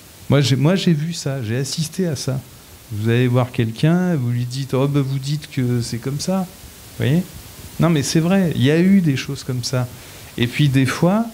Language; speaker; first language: French; native; French